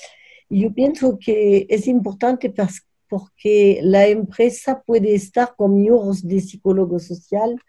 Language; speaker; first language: Spanish; non-native, learner; French